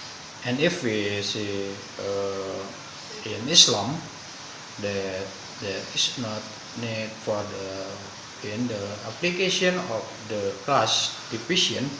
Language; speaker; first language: English; non-native, learner; Indonesian